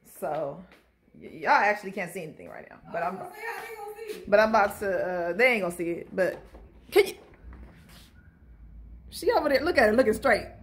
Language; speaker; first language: English; native; English